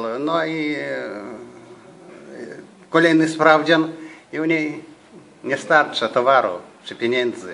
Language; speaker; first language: Polish; non-native, fluent; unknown